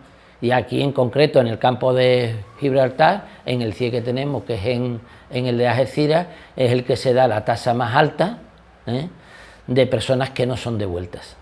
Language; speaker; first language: Spanish; native; Spanish